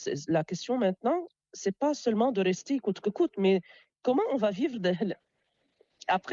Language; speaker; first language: French; non-native, local second language; Arabic